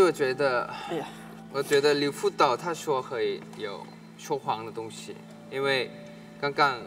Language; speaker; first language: Chinese; non-native, learner; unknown